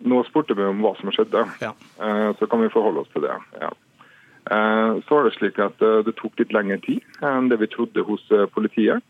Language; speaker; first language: Norwegian; native; Norwegian